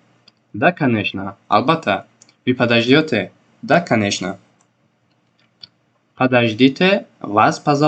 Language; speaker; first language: Russian; non-native, local second language; Tajik